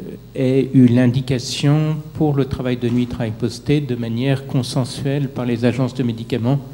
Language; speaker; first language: French; native; French